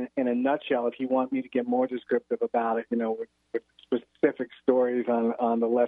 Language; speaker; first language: English; native; English